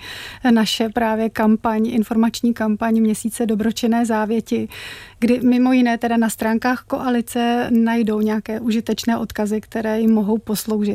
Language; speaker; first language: Czech; native; Czech